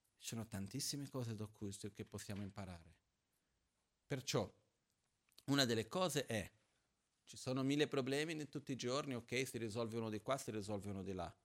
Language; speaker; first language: Italian; non-native, fluent; Portuguese